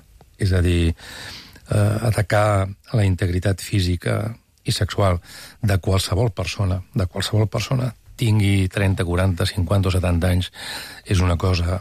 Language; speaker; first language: Catalan; native; Catalan